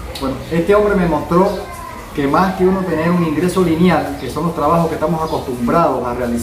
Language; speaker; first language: Spanish; native; Spanish